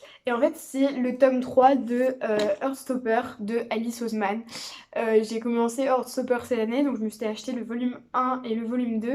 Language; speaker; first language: French; native; French